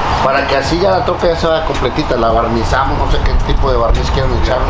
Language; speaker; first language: Spanish; native; Spanish